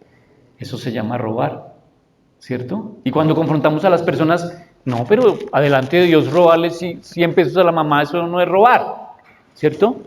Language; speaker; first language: Spanish; native; Spanish